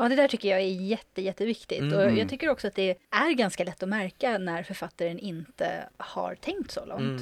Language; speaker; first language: Swedish; native; Swedish